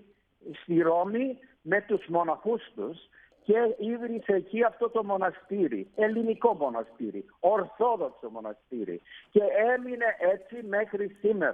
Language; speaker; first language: Greek; non-native, fluent; Italian